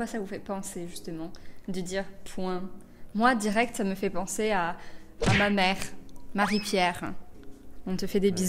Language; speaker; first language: French; native; French